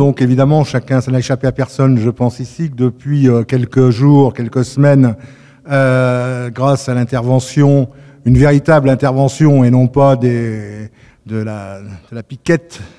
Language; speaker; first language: French; native; French